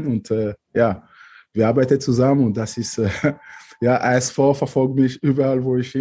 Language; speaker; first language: German; non-native, fluent; French